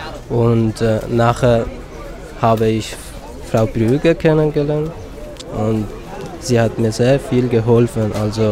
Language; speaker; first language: German; non-native, fluent; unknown